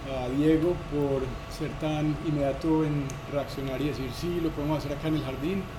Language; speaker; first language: Spanish; native; Spanish